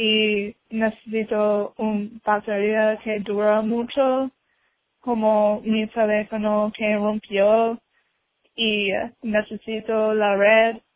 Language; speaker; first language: Spanish; non-native, learner; English